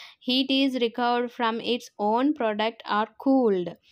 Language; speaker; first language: English; non-native, local second language; Telugu